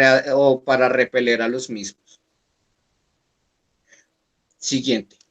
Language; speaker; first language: Spanish; native; Spanish